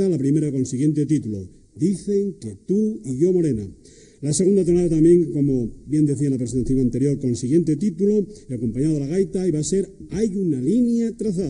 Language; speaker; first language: Spanish; native; Spanish